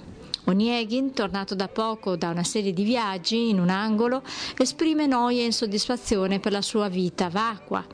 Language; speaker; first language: Italian; native; Italian